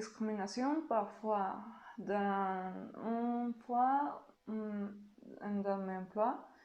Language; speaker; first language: French; non-native, learner; Spanish